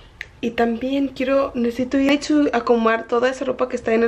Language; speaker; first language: Spanish; early bilingual, heritage; Spanish